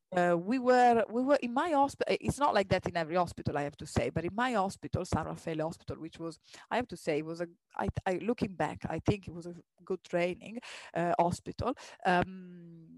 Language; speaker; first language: English; non-native, fluent; Italian